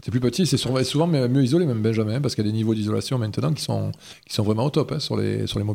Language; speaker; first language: French; native; French